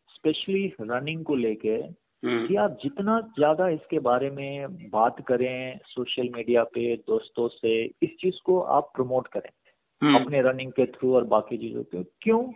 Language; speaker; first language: Hindi; native; Hindi